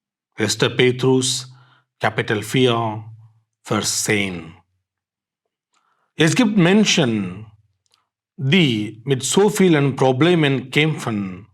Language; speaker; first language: German; non-native, fluent; Tamil